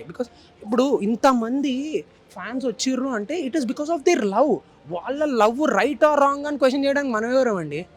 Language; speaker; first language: Telugu; native; Telugu